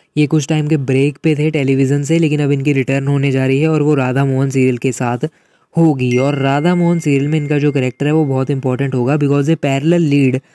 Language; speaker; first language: Hindi; native; Hindi